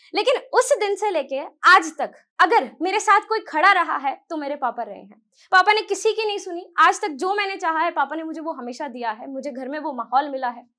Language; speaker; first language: Hindi; native; Hindi